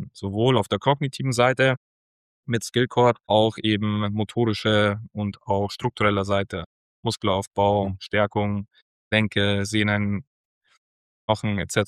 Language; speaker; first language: German; native; German